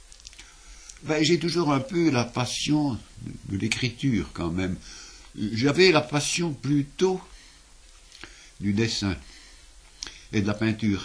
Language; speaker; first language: French; native; French